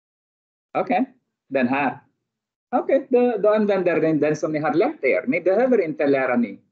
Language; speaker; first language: Swedish; non-native, fluent; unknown